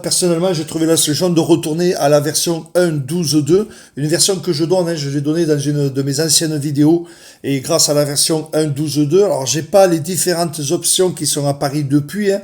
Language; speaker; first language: French; native; French